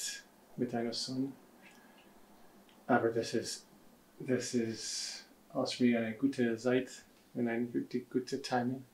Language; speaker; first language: German; non-native, learner; English